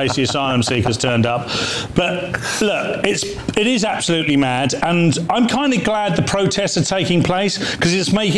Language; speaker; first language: English; native; English